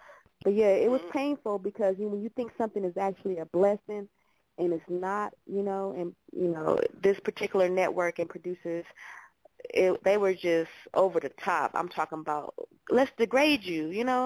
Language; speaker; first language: English; native; English